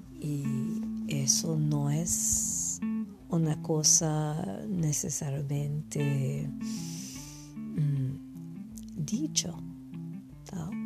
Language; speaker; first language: Spanish; non-native, fluent; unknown